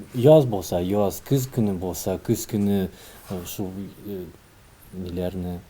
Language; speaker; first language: Tatar; early bilingual, heritage; Tatar